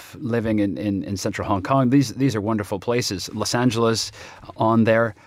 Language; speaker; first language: English; native; English